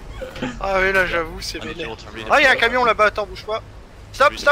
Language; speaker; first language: French; native; French